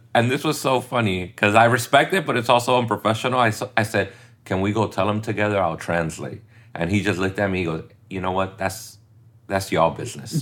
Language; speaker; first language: English; early bilingual, other home language; Spanish